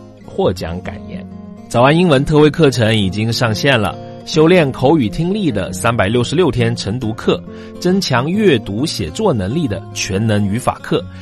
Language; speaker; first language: Chinese; native; Chinese